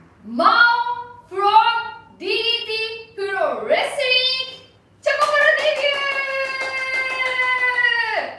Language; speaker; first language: English; non-native, learner; Japanese